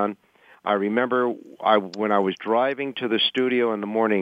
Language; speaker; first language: English; native; English